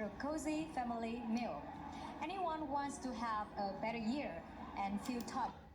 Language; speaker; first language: English; non-native, learner; Vietnamese